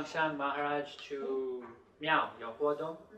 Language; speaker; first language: Chinese; non-native, fluent; English